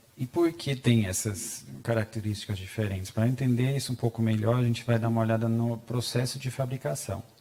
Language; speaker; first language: Portuguese; non-native, fluent; German